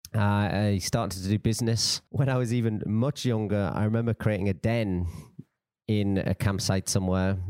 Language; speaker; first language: English; native; English